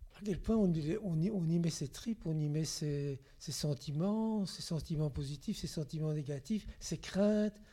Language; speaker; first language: French; native; French